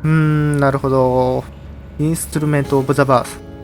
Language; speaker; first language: Japanese; native; Japanese